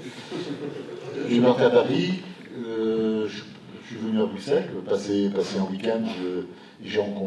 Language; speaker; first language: French; native; French